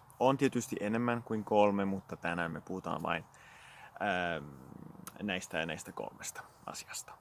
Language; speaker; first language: Finnish; non-native, fluent; Italian